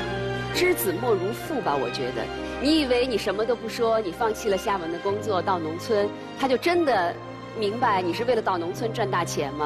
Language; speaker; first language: Chinese; native; Chinese